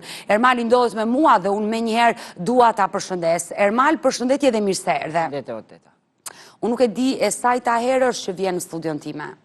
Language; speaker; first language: Albanian; native; Albanian